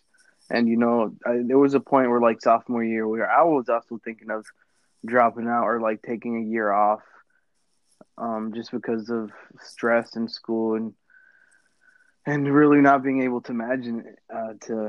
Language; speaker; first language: English; native; English